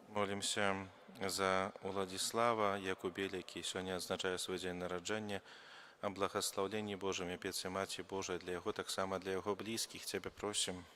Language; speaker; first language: Belarusian; native; Belarusian